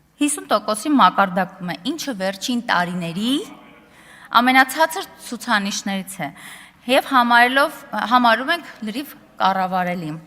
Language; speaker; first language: Armenian; native; Armenian